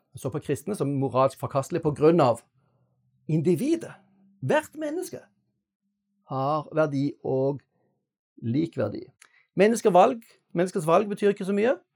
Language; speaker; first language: Norwegian; native; Norwegian